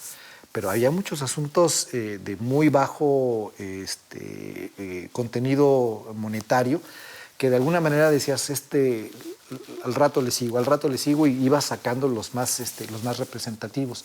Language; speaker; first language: Spanish; native; Spanish